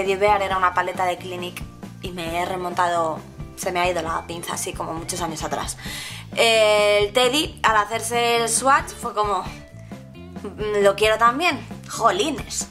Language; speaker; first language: Spanish; native; Spanish